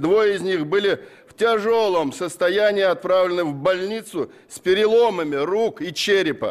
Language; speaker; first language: Russian; native; Russian